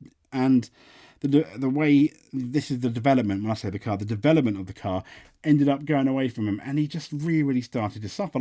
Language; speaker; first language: English; native; English